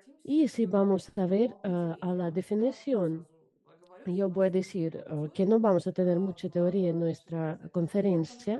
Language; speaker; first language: Spanish; non-native, fluent; Russian